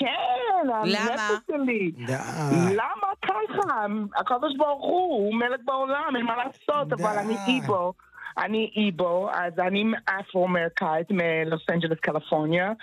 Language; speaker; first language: Hebrew; non-native, learner; English